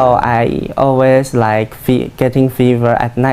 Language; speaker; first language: English; non-native, learner; Chinese